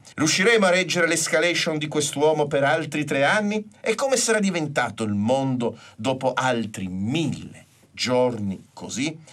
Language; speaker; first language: Italian; native; Italian